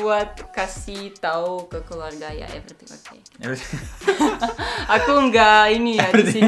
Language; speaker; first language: Indonesian; non-native, fluent; Russian